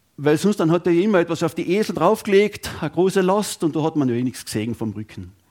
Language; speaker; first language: German; native; German